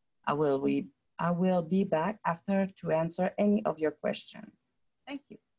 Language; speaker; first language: English; non-native, fluent; French